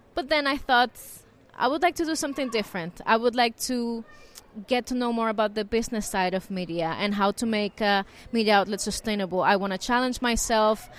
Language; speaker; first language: English; non-native, fluent; Spanish